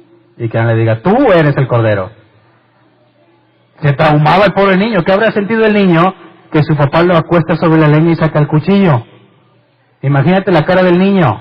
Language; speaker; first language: Spanish; native; Spanish